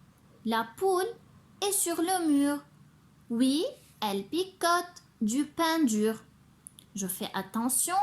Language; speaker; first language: French; non-native, local second language; Arabic